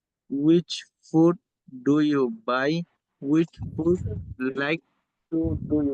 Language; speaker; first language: English; non-native, learner; Bangla